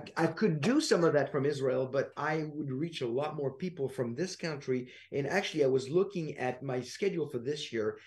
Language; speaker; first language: English; non-native, fluent; French